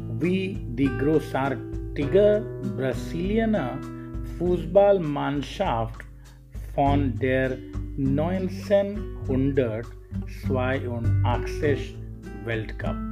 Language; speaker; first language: German; non-native, learner; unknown